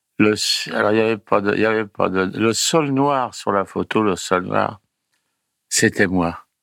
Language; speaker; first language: French; early bilingual, other home language; Italian